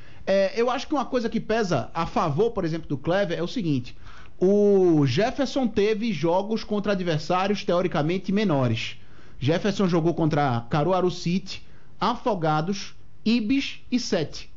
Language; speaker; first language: Portuguese; native; Portuguese